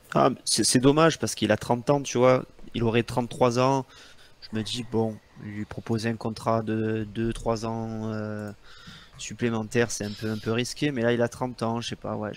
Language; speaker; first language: French; native; French